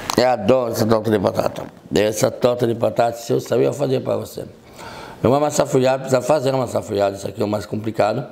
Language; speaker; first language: Portuguese; non-native, fluent; French